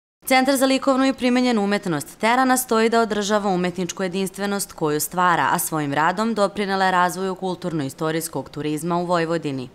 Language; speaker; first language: Serbian; native; Serbian